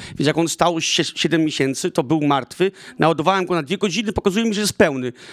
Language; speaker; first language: Polish; early bilingual, heritage; Polish